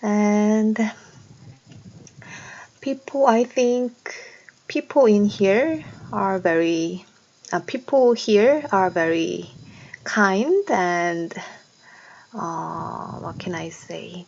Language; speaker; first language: English; non-native, learner; Korean